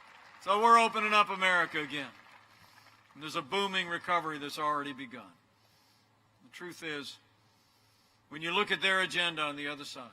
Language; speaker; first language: English; native; English